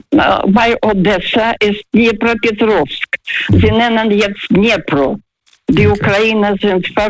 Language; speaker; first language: German; non-native, fluent; Russian